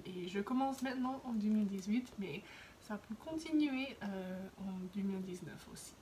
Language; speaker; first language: French; non-native, fluent; English